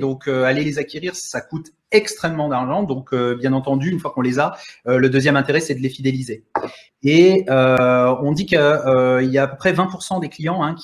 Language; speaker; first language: French; native; French